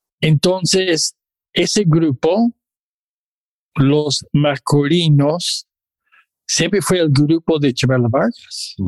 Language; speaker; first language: Spanish; non-native, fluent; English